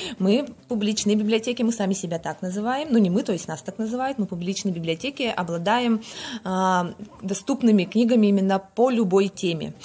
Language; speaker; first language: Russian; non-native, local second language; Yakut